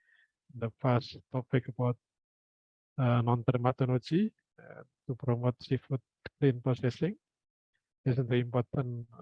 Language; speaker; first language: English; non-native, fluent; Indonesian